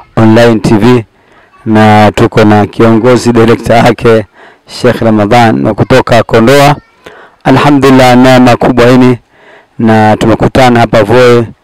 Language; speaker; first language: Swahili; native; Swahili